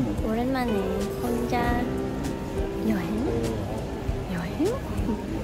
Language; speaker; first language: Korean; non-native, fluent; Thai